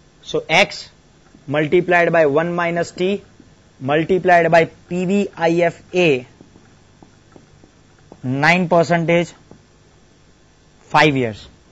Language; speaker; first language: English; non-native, local second language; Gujarati